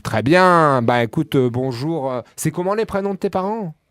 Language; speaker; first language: French; native; French